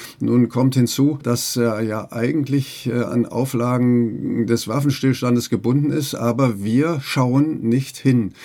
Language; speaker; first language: German; native; German